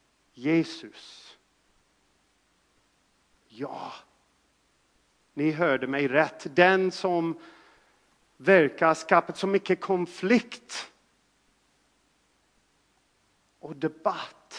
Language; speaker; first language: Swedish; non-native, fluent; English